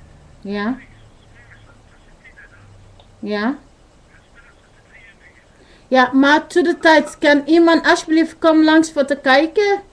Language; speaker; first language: Dutch; non-native, learner; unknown